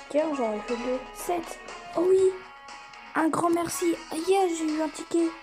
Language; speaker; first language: French; native; French